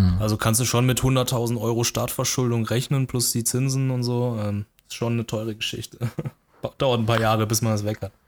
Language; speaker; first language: German; early bilingual, other home language; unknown